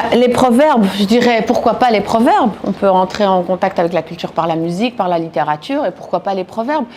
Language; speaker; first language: French; native; French